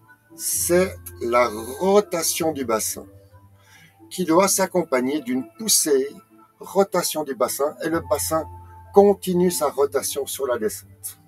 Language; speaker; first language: French; native; French